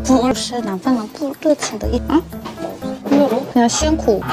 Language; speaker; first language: Chinese; non-native, fluent; Korean